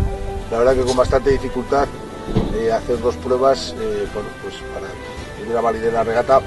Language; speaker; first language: Spanish; native; Spanish